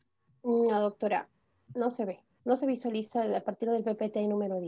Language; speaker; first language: Spanish; native; Spanish